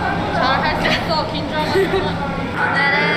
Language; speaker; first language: Korean; non-native, learner; Japanese